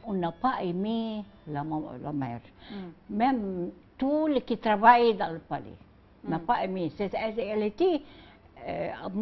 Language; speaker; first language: French; non-native, learner; Arabic